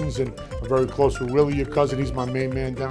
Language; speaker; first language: English; native; English